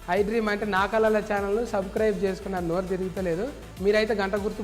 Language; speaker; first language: Telugu; native; Telugu